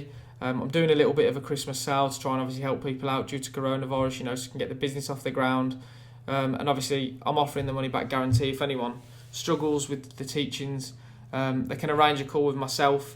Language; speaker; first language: English; native; English